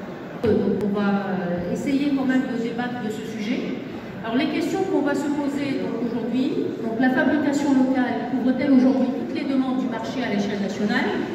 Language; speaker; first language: French; non-native, local second language; Arabic